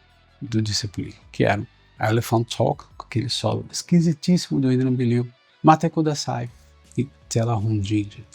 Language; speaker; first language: Portuguese; native; Portuguese